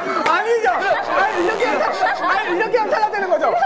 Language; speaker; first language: Korean; native; Korean